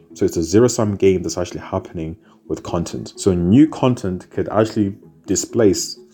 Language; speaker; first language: English; native; English